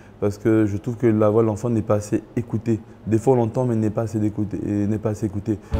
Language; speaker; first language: French; early bilingual, other home language; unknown